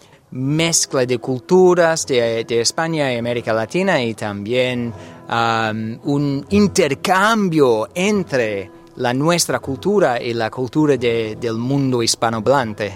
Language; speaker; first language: Spanish; non-native, fluent; English